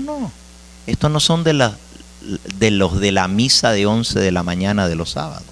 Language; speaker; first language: Spanish; native; Spanish